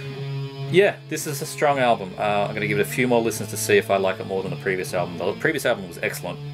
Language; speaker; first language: English; native; English